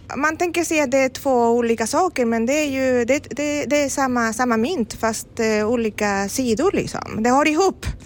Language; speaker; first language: Swedish; non-native, fluent; Spanish